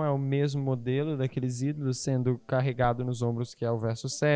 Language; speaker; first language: Portuguese; native; Portuguese